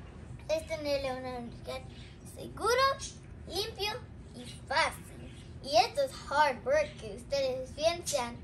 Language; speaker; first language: Spanish; early bilingual, heritage; Spanish